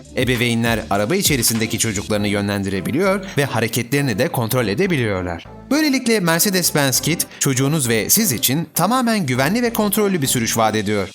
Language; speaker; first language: Turkish; native; Turkish